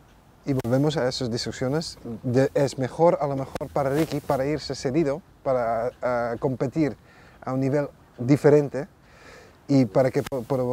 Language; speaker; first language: Spanish; non-native, fluent; Dutch